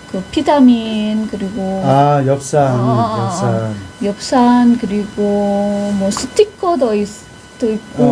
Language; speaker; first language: Korean; non-native, learner; Indonesian